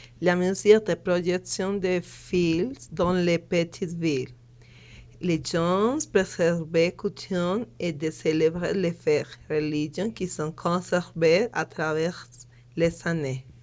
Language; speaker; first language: French; non-native, learner; Spanish